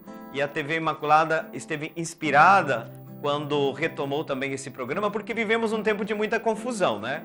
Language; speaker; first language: Portuguese; native; Portuguese